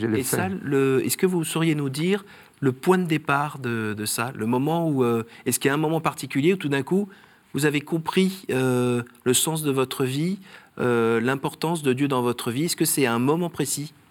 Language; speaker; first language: French; native; French